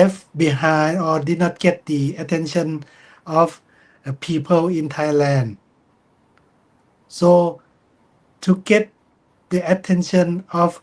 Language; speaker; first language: English; non-native, fluent; Thai